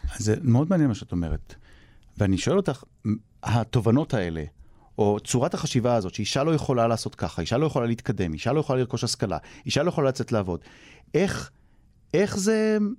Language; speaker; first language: Hebrew; native; Hebrew